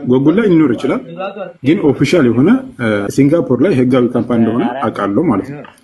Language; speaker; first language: Amharic; non-native, local second language; Afar